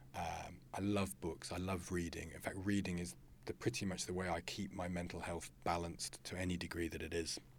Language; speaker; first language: English; native; English